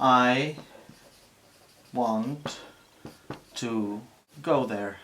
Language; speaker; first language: English; non-native, fluent; Spanish